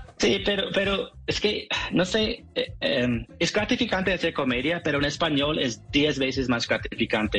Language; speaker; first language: Spanish; non-native, fluent; English